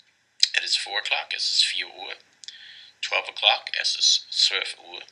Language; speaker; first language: German; non-native, fluent; English